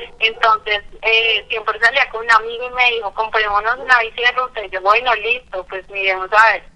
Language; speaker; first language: Spanish; non-native, fluent; French